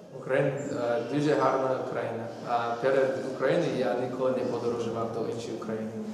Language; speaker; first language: Ukrainian; non-native, learner; English